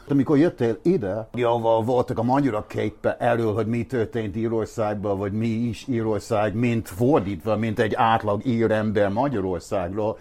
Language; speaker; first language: Hungarian; non-native, fluent; English